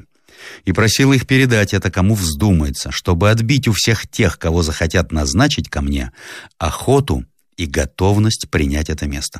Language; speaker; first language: Russian; native; Russian